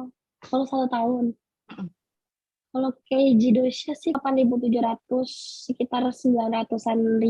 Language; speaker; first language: Indonesian; native; Indonesian